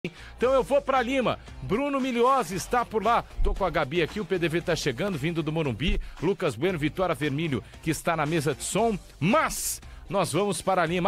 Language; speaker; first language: Portuguese; native; Portuguese